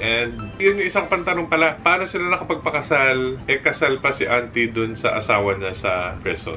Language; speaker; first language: Filipino; native; Filipino